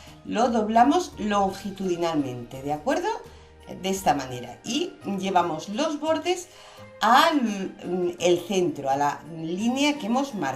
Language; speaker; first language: Spanish; native; Spanish